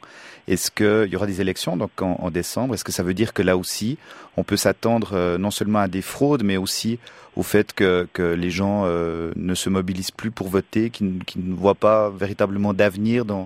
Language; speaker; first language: French; native; French